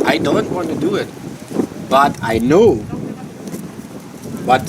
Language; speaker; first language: English; non-native, learner; German